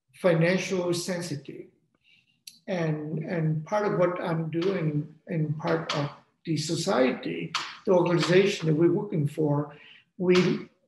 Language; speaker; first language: English; non-native, fluent; Vietnamese